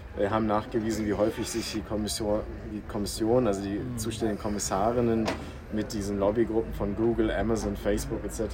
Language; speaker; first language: German; native; German